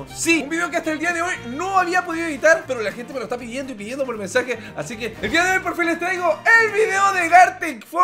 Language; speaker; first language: Spanish; native; Spanish